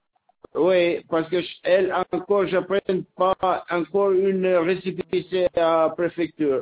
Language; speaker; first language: French; non-native, learner; Albanian